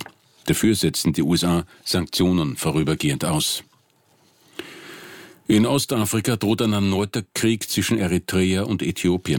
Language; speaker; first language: German; native; German